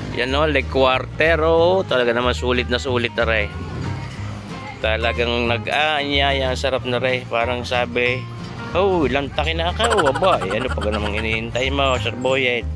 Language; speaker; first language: Filipino; native; Filipino